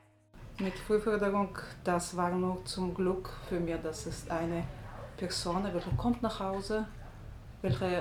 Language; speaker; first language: German; non-native, learner; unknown